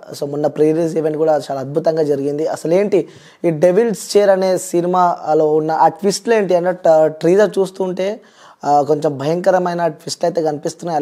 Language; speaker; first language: Telugu; native; Telugu